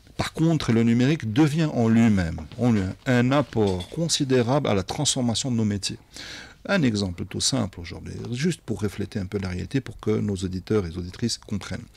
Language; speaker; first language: French; non-native, local second language; Arabic